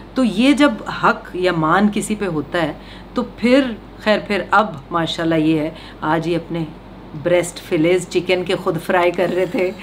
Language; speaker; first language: Urdu; non-native, local second language; Punjabi